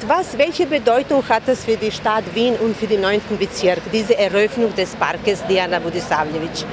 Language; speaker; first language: German; non-native, fluent; Serbian